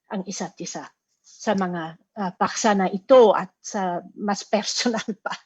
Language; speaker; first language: Filipino; non-native, fluent; German